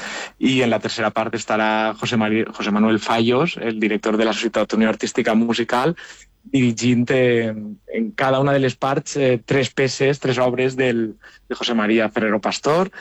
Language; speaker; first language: Catalan; native; Catalan